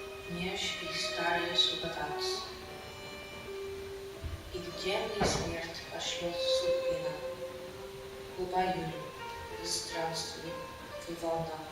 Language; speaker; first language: Russian; non-native, learner; English